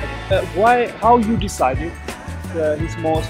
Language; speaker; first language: English; non-native, local second language; Urdu